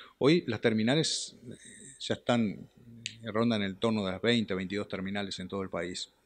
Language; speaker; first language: Spanish; native; Spanish